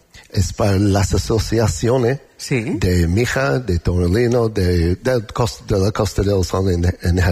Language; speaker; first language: Spanish; non-native, learner; English